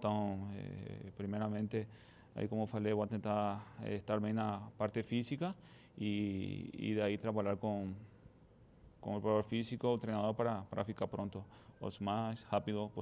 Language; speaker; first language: Portuguese; non-native, fluent; Spanish